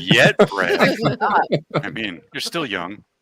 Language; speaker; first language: English; native; English